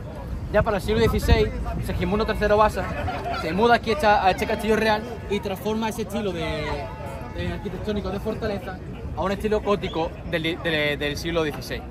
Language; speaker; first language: Spanish; native; Spanish